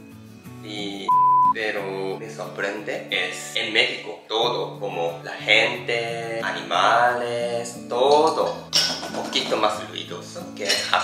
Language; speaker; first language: Spanish; non-native, learner; Japanese